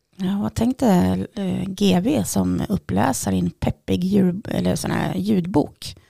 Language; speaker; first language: Swedish; native; Swedish